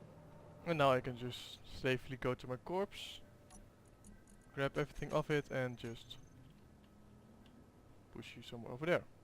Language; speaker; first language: English; non-native, fluent; Dutch